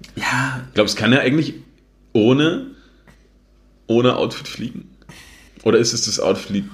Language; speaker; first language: German; native; German